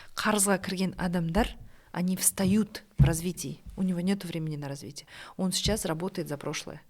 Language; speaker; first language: Russian; non-native, local second language; Kazakh